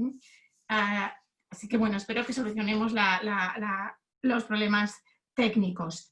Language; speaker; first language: Spanish; native; Spanish